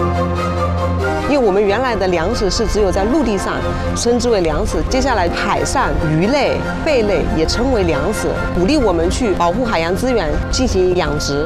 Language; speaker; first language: Chinese; native; Chinese